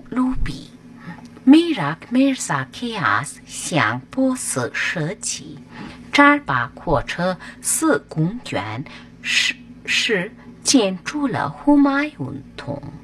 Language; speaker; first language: Chinese; non-native, fluent; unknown